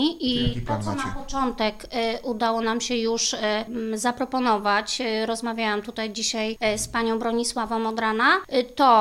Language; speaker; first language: Polish; native; Polish